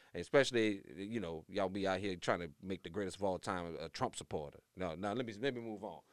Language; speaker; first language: English; native; English